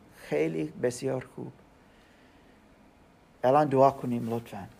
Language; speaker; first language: Persian; non-native, learner; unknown